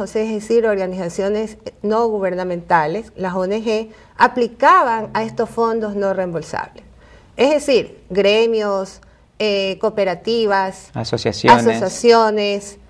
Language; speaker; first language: Spanish; native; Spanish